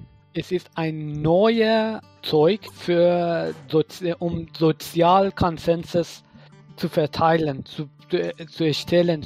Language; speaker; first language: German; non-native, fluent; Persian